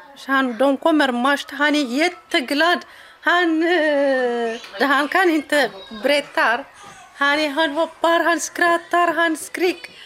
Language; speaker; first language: Swedish; non-native, learner; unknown